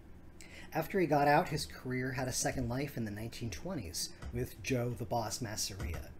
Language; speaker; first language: English; native; English